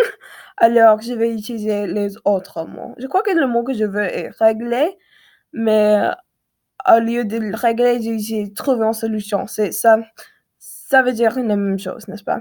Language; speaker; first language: French; non-native, learner; English